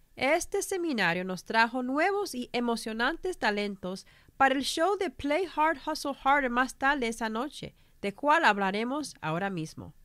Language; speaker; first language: Spanish; early bilingual, heritage; Spanish